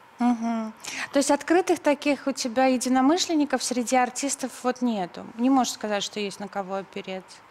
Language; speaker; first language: Russian; native; Russian